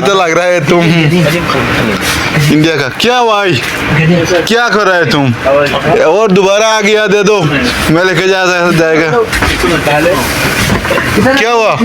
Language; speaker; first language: Hindi; non-native, learner; Bangla